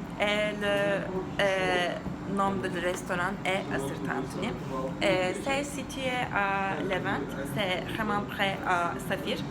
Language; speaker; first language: French; non-native, learner; Turkish